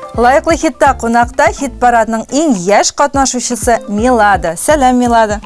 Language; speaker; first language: Tatar; native; Tatar